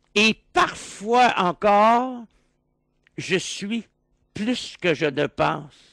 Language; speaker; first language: French; native; French